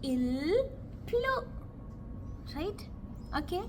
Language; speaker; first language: French; non-native, fluent; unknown